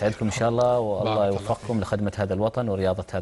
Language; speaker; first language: Arabic; native; Arabic